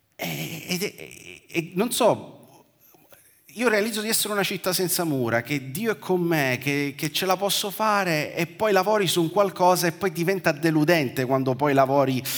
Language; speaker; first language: Italian; native; Italian